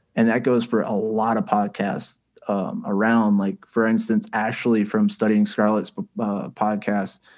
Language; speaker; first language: English; native; English